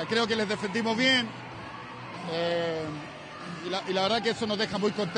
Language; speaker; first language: Spanish; native; Spanish